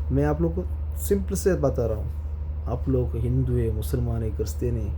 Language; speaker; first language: Hindi; non-native, local second language; Malayalam